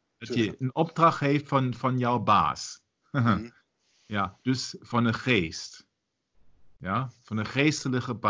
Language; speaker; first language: Dutch; non-native, fluent; German